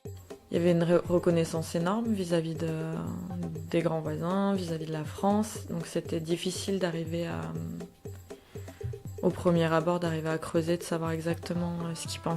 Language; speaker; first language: French; native; French